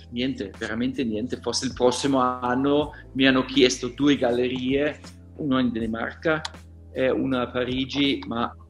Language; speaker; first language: Italian; non-native, learner; German